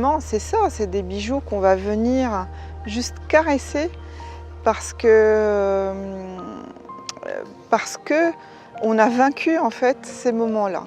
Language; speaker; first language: French; native; French